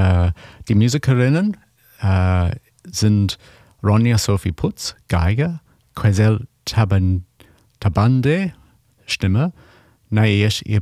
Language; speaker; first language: German; non-native, learner; English